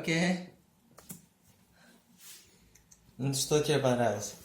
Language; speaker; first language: Russian; native; Russian